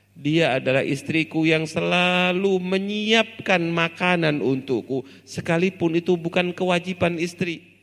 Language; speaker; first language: Indonesian; non-native, local second language; Javanese